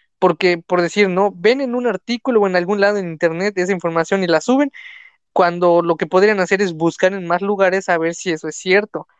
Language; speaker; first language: Spanish; native; Spanish